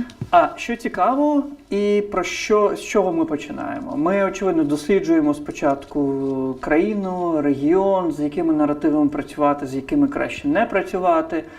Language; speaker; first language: Ukrainian; non-native, fluent; Crimean Tatar